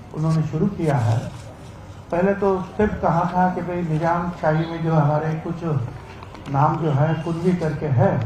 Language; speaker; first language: Hindi; non-native, local second language; Marathi